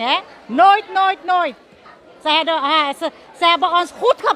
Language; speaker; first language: Dutch; non-native, local second language; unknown